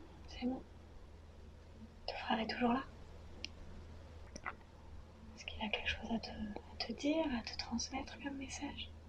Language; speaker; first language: French; native; French